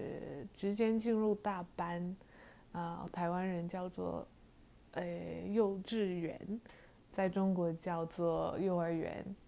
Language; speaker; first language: Chinese; early bilingual, other home language; English